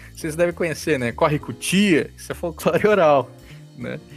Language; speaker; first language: Portuguese; native; Portuguese